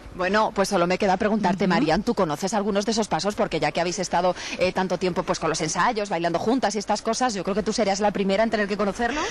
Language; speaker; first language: Spanish; native; Spanish